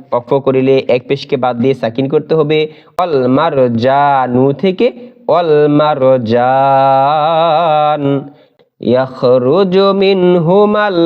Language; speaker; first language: Bangla; native; Bangla